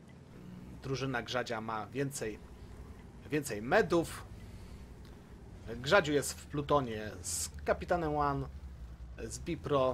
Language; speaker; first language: Polish; native; Polish